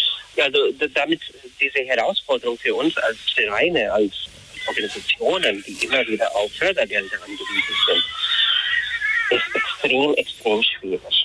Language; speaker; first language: German; non-native, fluent; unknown